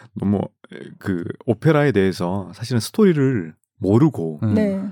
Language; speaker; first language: Korean; native; Korean